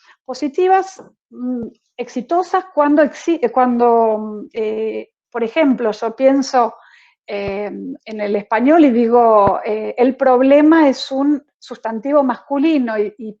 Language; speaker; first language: Spanish; native; Spanish